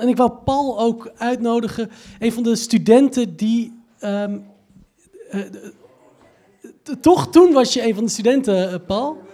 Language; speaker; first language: Dutch; native; Dutch